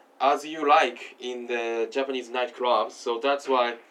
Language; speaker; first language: English; non-native, learner; Japanese